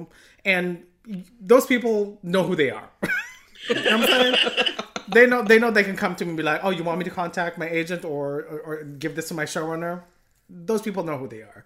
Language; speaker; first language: English; non-native, local second language; Filipino